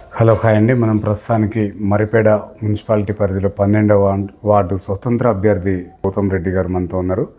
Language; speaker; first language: Telugu; native; Telugu